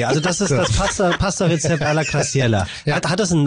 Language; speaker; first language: German; native; German